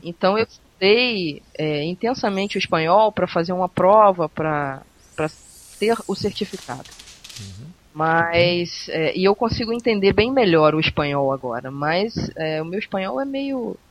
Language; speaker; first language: Portuguese; native; Portuguese